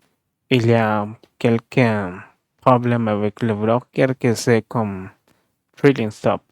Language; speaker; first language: French; non-native, learner; Spanish